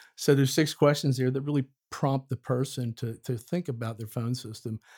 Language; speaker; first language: English; native; English